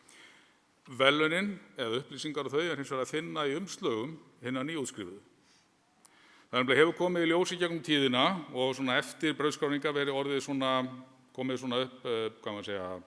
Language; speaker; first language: Icelandic; native; Icelandic